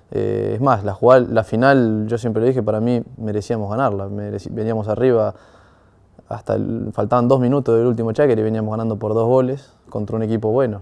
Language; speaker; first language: Spanish; native; Spanish